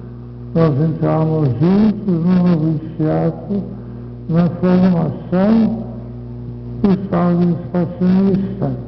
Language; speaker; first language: Portuguese; non-native, fluent; Dutch